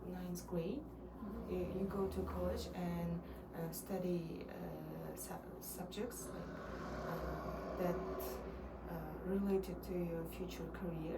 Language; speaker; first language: English; non-native, learner; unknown